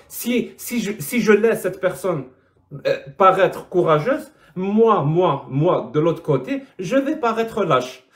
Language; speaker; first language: French; non-native, local second language; Arabic